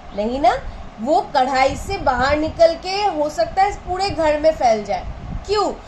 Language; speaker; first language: Hindi; non-native, local second language; Bangla